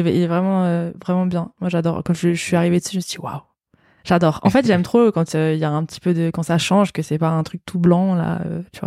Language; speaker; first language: French; native; French